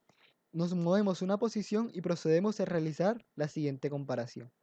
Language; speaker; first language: Spanish; native; Spanish